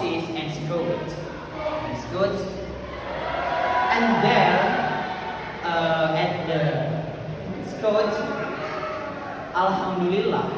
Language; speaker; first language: English; non-native, learner; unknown